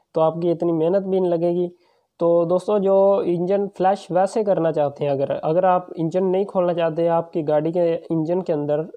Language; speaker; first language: Urdu; non-native, local second language; Punjabi